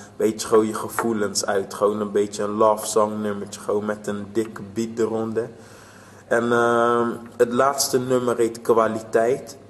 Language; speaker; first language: Dutch; native; Dutch